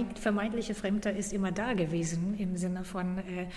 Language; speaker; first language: German; non-native, fluent; English